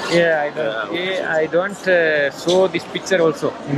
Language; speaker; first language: English; non-native, learner; Hindi